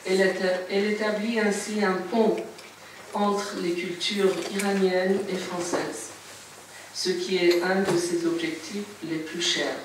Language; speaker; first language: French; non-native, fluent; Persian